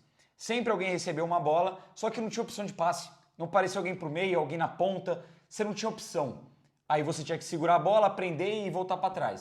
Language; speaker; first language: Portuguese; native; Portuguese